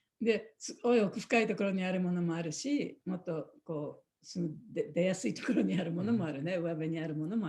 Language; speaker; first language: Japanese; native; Japanese